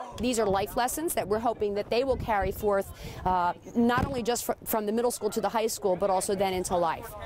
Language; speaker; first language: English; native; English